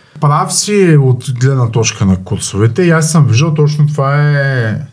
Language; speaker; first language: Bulgarian; native; Bulgarian